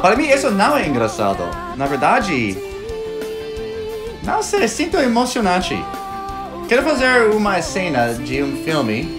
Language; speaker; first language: Portuguese; non-native, fluent; English